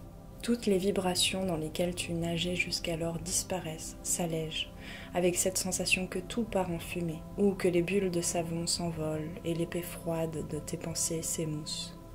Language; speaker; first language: French; native; French